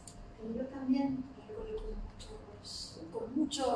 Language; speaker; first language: Spanish; non-native, fluent; Turkish